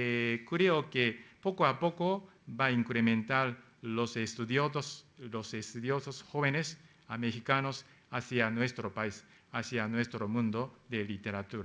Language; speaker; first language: Spanish; non-native, fluent; Japanese